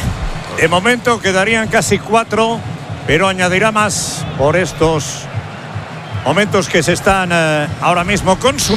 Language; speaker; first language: Spanish; native; Spanish